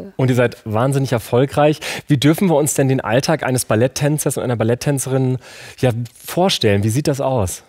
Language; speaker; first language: German; native; German